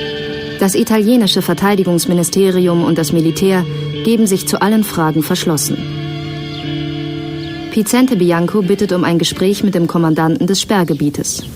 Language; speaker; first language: German; native; German